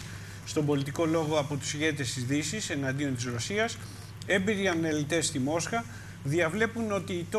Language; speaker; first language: Greek; native; Greek